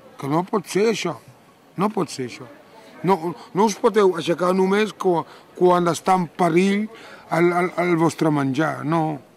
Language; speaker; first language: Catalan; non-native, fluent; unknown